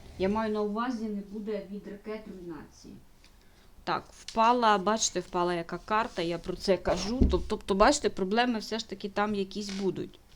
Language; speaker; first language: Ukrainian; non-native, local second language; Russian